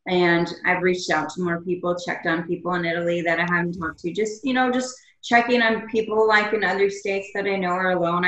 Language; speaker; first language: English; native; English